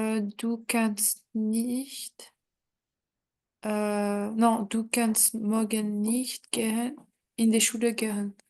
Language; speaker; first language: German; non-native, learner; French